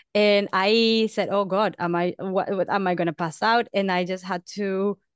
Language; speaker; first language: English; non-native, fluent; Spanish